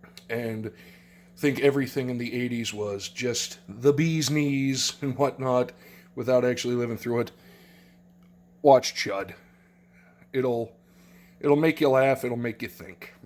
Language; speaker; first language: English; native; English